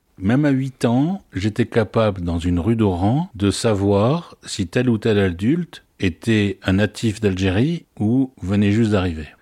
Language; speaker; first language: French; native; French